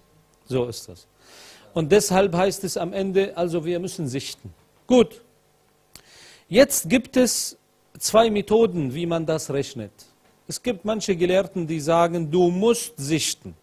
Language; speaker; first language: German; non-native, fluent; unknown